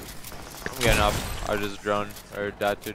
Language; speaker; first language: English; native; English